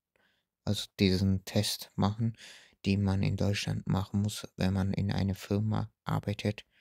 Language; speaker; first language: German; early bilingual, other home language; Turkish